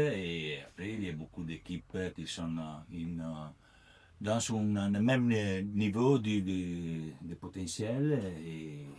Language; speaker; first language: French; non-native, learner; Italian